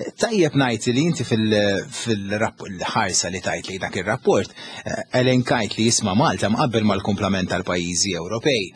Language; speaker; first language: Maltese; native; Maltese